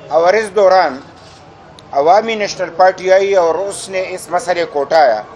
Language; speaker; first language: Urdu; non-native, local second language; Pashto